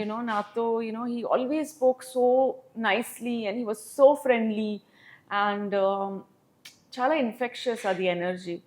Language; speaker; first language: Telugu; non-native, learner; Hindi